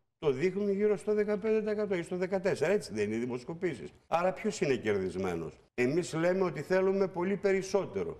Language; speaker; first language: Greek; native; Greek